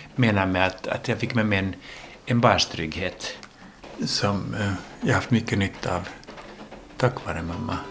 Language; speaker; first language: Swedish; early bilingual, other home language; English